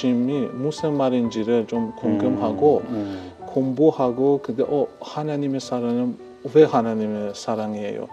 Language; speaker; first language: Korean; non-native, fluent; Persian